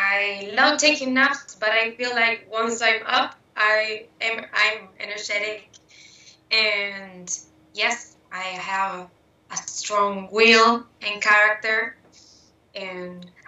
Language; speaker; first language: English; non-native, fluent; Spanish